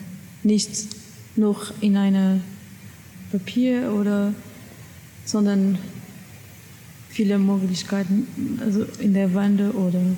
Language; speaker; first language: German; non-native, learner; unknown